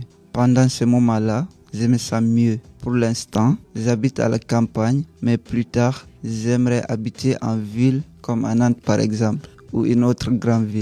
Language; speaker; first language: French; non-native, learner; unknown